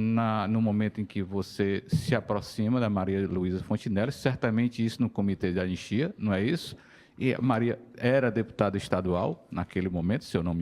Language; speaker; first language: Portuguese; native; Portuguese